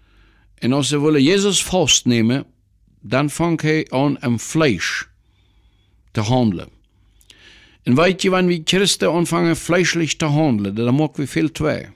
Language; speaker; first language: German; non-native, learner; Plautdietsch